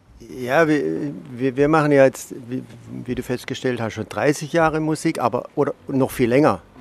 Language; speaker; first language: German; native; German